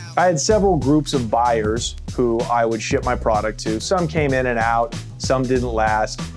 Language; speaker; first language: English; native; English